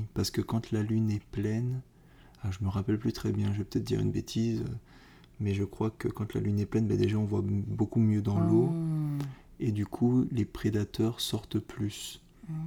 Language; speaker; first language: French; native; French